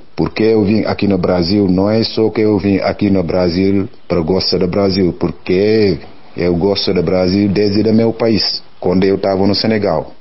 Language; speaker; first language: Portuguese; non-native, learner; Wolof